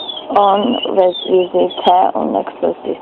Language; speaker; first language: French; non-native, learner; English